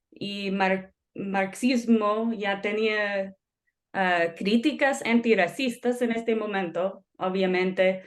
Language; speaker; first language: Spanish; non-native, fluent; English